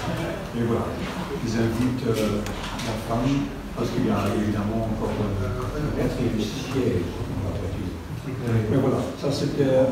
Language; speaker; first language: French; non-native, local second language; Dutch